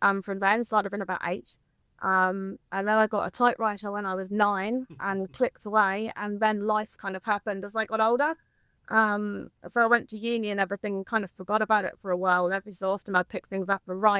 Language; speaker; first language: English; native; English